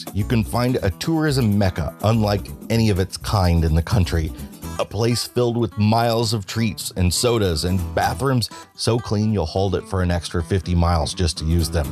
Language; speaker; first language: English; native; English